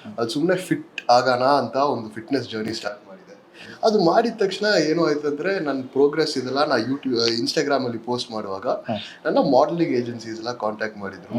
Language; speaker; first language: Kannada; non-native, local second language; English